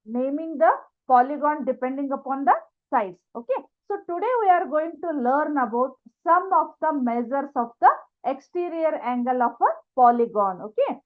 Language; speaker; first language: English; non-native, local second language; Kannada